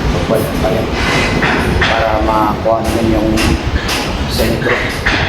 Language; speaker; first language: Filipino; non-native, local second language; Cebuano